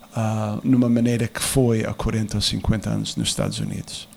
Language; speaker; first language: Portuguese; early bilingual, heritage; English